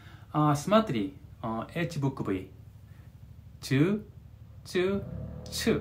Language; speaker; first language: Russian; non-native, learner; Korean